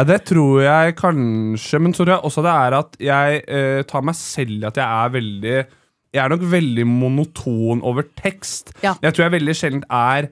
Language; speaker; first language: Norwegian; native; Norwegian